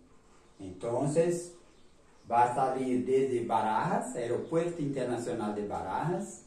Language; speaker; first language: Spanish; non-native, learner; Portuguese